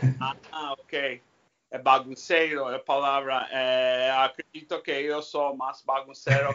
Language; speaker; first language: Portuguese; non-native, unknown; English